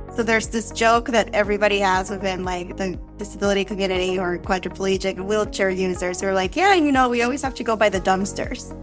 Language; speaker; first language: English; early bilingual, other home language; Spanish